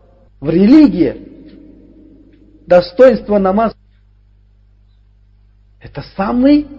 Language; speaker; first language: Russian; non-native, learner; Uzbek